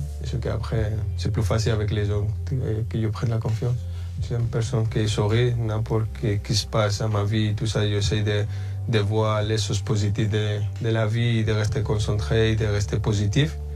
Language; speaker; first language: French; early bilingual, other home language; Spanish